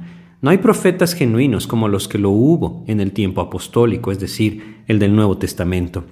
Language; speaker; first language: Spanish; native; Spanish